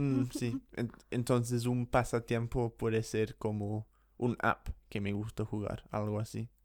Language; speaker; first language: Spanish; non-native, fluent; English